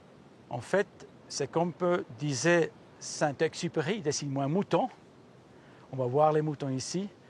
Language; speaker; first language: French; early bilingual, heritage; Spanish